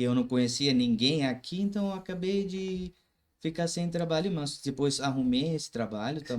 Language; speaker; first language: Portuguese; non-native, learner; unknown